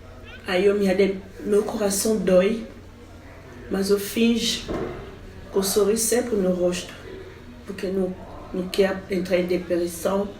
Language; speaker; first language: Portuguese; non-native, fluent; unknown